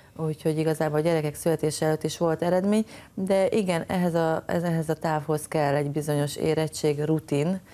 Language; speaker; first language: Hungarian; native; Hungarian